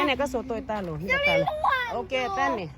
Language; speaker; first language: Finnish; non-native, learner; Thai